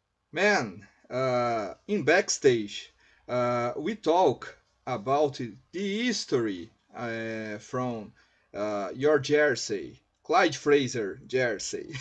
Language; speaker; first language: English; non-native, learner; Portuguese